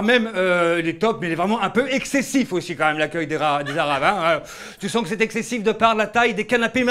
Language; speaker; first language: French; native; French